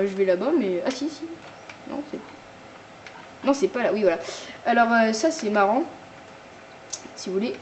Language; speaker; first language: French; native; French